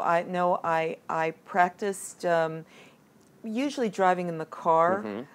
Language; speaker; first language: English; native; English